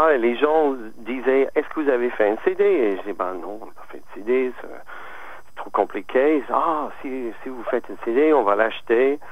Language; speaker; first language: French; non-native, fluent; English